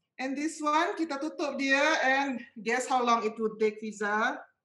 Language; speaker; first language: English; non-native, local second language; Malay